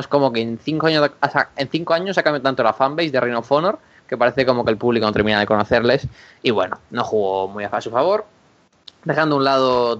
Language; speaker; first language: Spanish; native; Spanish